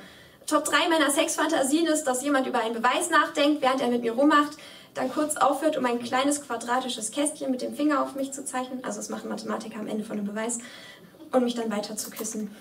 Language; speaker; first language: German; native; German